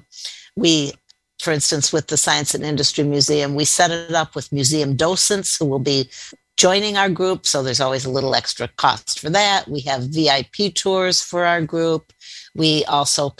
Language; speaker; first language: English; native; English